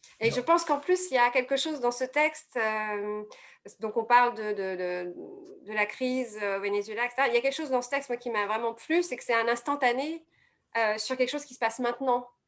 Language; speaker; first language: French; native; French